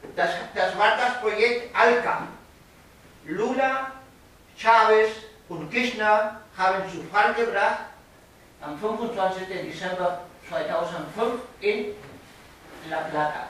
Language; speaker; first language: German; non-native, fluent; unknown